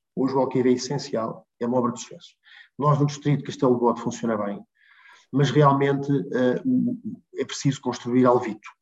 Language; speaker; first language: Portuguese; native; Portuguese